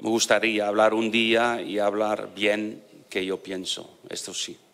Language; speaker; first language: Spanish; non-native, fluent; Dutch